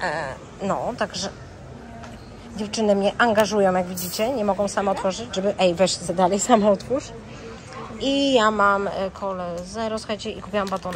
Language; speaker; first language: Polish; native; Polish